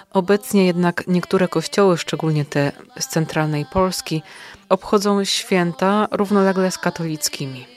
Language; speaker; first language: Polish; native; Polish